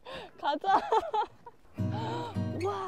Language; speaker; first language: Korean; non-native, learner; English